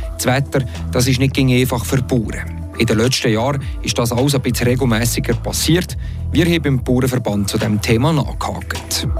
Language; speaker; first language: German; native; German